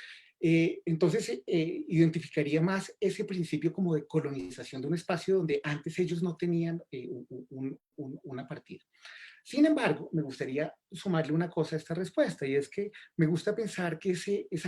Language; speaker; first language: Spanish; native; Spanish